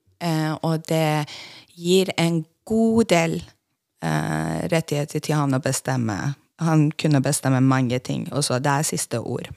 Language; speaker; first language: Norwegian; non-native, fluent; Persian